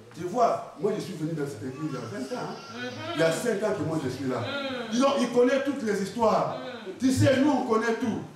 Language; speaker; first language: French; non-native, local second language; Lingala